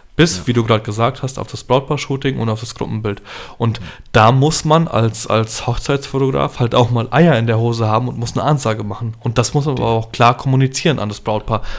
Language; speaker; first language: German; early bilingual, other home language; Polish